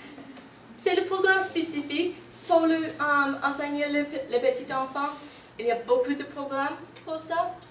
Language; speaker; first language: French; non-native, learner; English